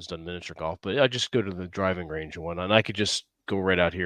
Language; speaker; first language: English; native; English